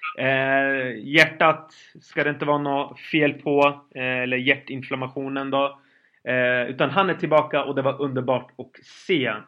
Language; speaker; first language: Swedish; early bilingual, other home language; Kurdish